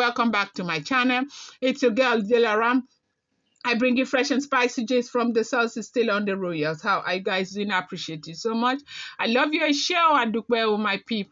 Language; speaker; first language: English; non-native, local second language; Yoruba